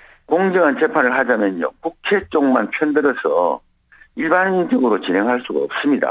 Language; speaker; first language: Korean; native; Korean